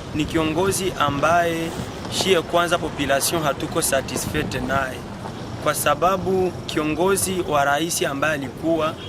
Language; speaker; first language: Swahili; native; Swahili